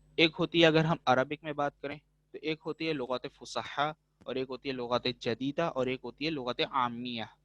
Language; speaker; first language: Urdu; native; Urdu